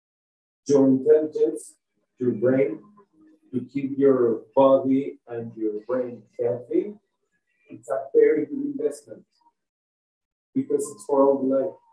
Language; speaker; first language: English; non-native, fluent; Spanish